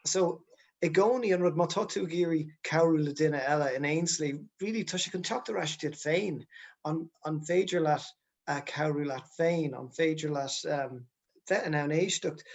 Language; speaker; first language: Irish; non-native, local second language; English